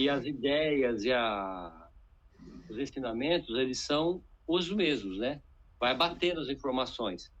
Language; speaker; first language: Portuguese; native; Portuguese